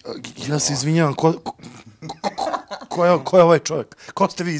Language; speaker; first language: Bosnian; native; Bosnian